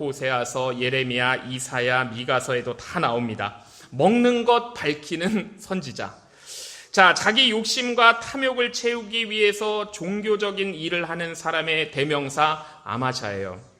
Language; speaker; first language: Korean; native; Korean